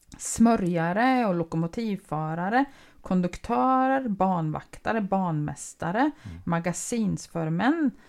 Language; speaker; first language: Swedish; native; Swedish